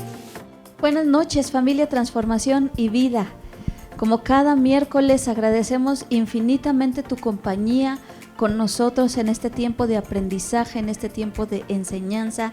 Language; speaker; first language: Spanish; native; Spanish